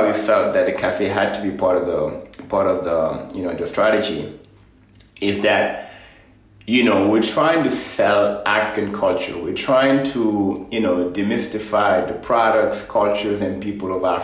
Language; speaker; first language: English; non-native, fluent; Fula